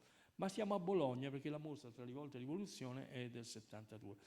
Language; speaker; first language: Italian; native; Italian